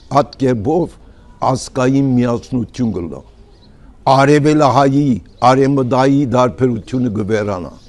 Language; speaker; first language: Armenian; early bilingual, heritage; Armenian